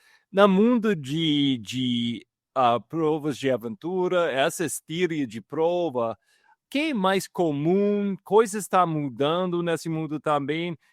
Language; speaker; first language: Portuguese; non-native, fluent; English